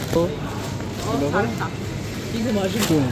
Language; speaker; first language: Korean; non-native, learner; Arabic